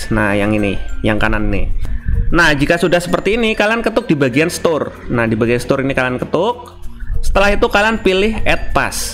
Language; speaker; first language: Indonesian; native; Indonesian